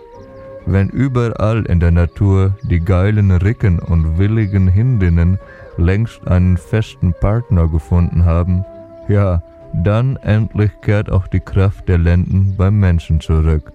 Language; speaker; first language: German; native; German